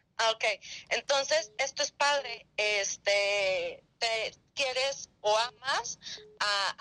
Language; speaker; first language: Spanish; native; Spanish